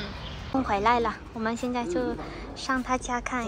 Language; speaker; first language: Chinese; non-native, fluent; Vietnamese